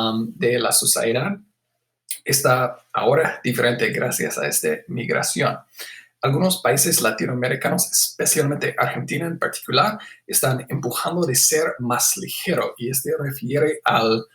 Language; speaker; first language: Spanish; non-native, fluent; English